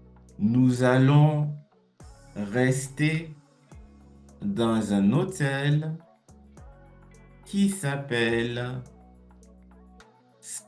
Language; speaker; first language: French; non-native, fluent; English